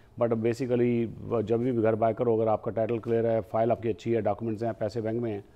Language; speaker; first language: Hindi; native; Hindi